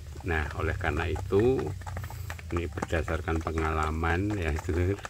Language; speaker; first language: Indonesian; native; Indonesian